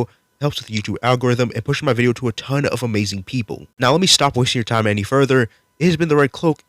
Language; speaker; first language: English; native; English